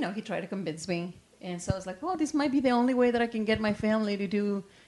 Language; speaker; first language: English; non-native, fluent; Spanish